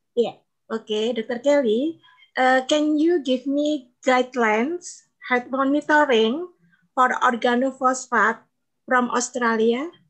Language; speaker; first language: English; non-native, learner; Indonesian